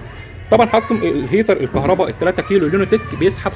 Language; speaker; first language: Arabic; native; Arabic